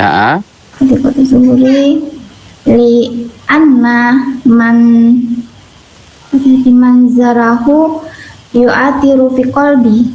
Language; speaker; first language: Arabic; non-native, learner; Indonesian